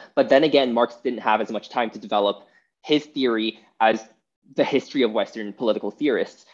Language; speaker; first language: English; non-native, fluent; Chinese